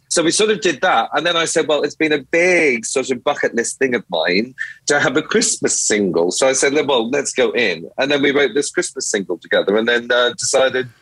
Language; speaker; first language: English; native; English